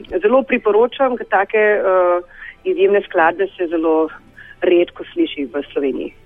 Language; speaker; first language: Slovenian; early bilingual, heritage; Slovenian